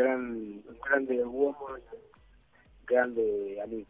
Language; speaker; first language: Italian; non-native, fluent; Spanish